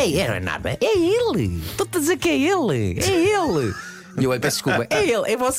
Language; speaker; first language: Portuguese; native; Portuguese